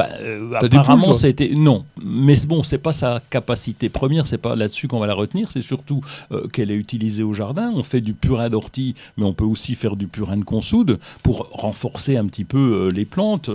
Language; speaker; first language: French; native; French